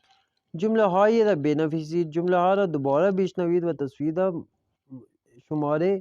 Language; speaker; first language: Persian; non-native, fluent; Urdu